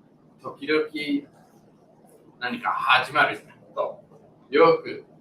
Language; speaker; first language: Japanese; non-native, learner; English